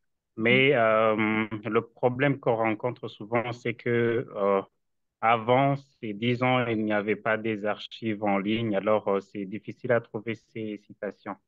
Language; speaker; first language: French; non-native, local second language; Rundi